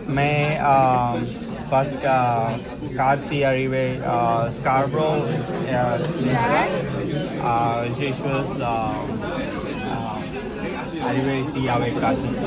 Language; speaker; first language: French; non-native, learner; Tamil